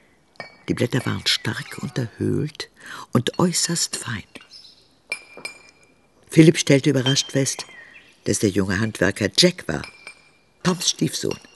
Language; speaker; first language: German; native; German